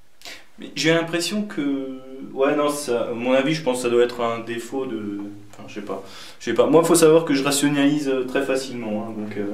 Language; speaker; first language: French; native; French